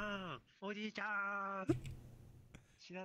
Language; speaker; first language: Japanese; native; Japanese